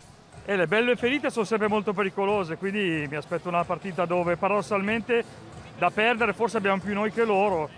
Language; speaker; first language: Italian; native; Italian